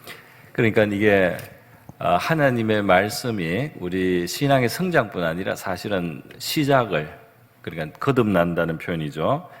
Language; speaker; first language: Korean; native; Korean